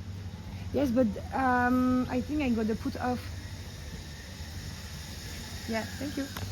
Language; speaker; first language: English; non-native, learner; French